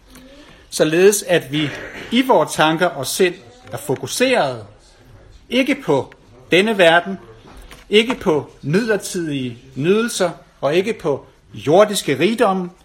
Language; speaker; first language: Danish; native; Danish